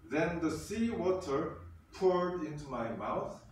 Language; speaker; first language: English; non-native, fluent; Korean